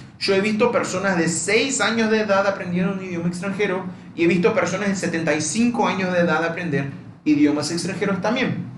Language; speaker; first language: Spanish; non-native, fluent; Portuguese